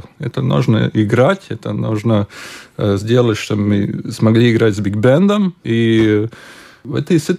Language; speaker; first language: Russian; non-native, local second language; Latvian